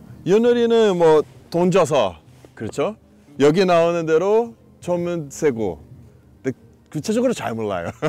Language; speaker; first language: Korean; non-native, fluent; Portuguese